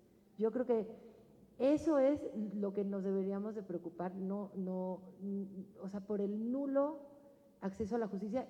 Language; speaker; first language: Spanish; native; Spanish